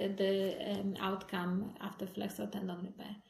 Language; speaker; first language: English; non-native, fluent; Polish